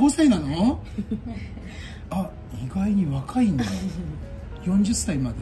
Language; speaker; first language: Japanese; native; Japanese